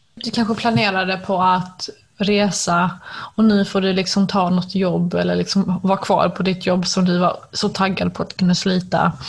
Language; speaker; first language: Swedish; native; Swedish